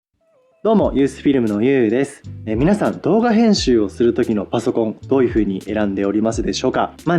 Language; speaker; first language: Japanese; native; Japanese